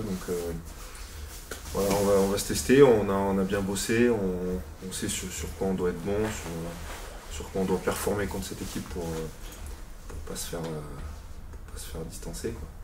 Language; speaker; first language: French; native; French